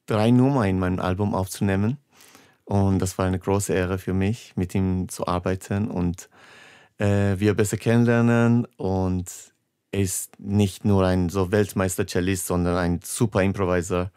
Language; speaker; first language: German; non-native, fluent; Persian